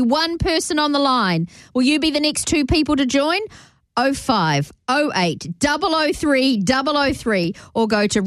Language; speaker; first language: English; native; English